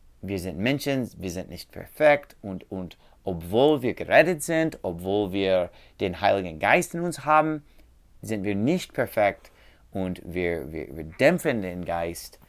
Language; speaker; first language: German; non-native, learner; English